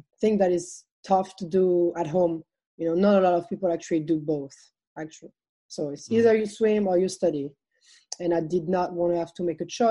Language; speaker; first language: English; non-native, fluent; French